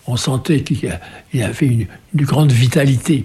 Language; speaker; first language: French; native; French